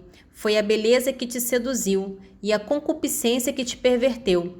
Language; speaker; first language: Portuguese; native; Portuguese